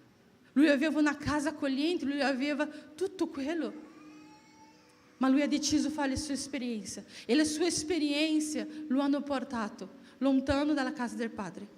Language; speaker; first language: Italian; non-native, fluent; Portuguese